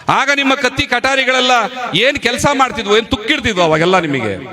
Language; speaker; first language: Kannada; non-native, local second language; Tulu